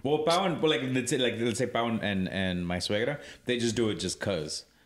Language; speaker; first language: English; early bilingual, other home language; Spanish